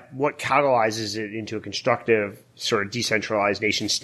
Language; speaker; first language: English; native; English